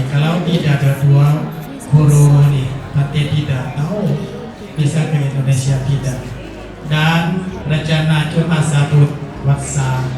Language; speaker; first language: Indonesian; non-native, learner; Thai